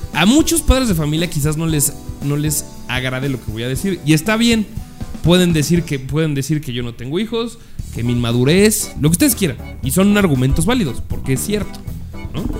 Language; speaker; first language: Spanish; native; Spanish